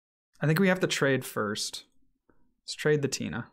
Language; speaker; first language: English; native; English